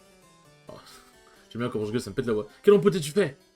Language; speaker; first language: French; native; French